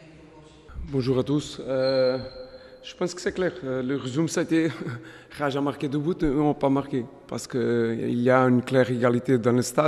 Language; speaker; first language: French; non-native, fluent; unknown